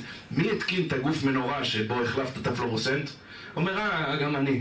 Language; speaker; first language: Hebrew; native; Hebrew